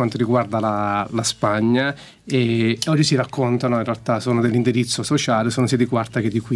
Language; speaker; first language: Italian; native; Italian